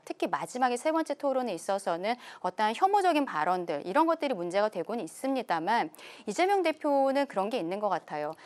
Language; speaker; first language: Korean; native; Korean